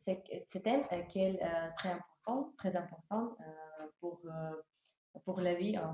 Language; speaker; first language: French; non-native, learner; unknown